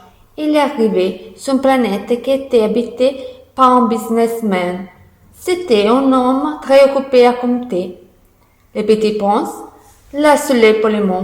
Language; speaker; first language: French; non-native, learner; Italian